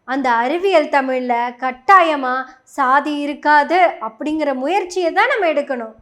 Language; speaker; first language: Tamil; non-native, local second language; Malayalam